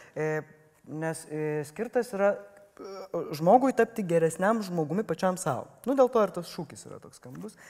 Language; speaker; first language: Lithuanian; native; Lithuanian